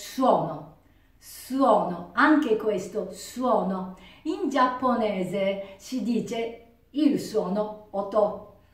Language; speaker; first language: Italian; non-native, learner; Japanese